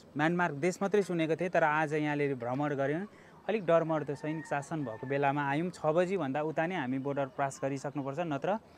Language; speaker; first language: Nepali; native; Nepali